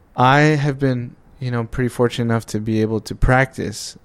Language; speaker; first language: English; native; English